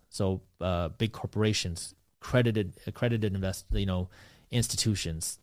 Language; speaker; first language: English; early bilingual, other home language; Punjabi